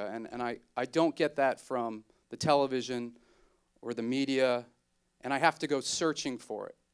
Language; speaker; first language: English; native; English